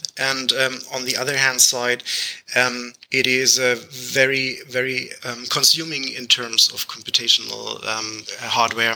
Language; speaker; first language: English; non-native, fluent; German